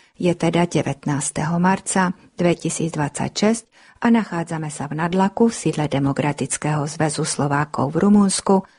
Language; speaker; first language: Slovak; early bilingual, heritage; Slovak